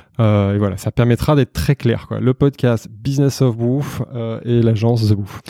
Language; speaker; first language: French; native; French